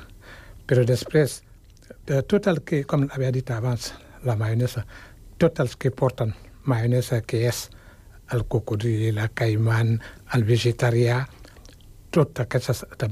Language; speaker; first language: Catalan; non-native, fluent; Wolof